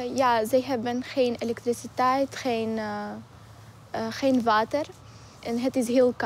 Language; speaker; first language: Dutch; non-native, learner; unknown